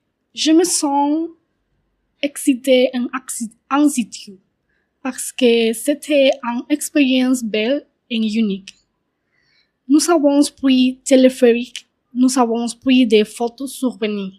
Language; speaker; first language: French; non-native, learner; Spanish